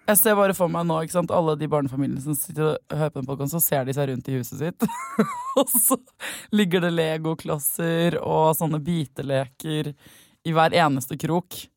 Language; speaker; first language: Norwegian; native; Norwegian